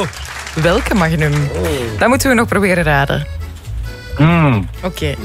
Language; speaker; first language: Dutch; native; Dutch